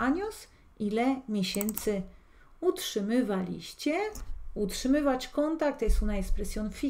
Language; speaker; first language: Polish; non-native, fluent; Spanish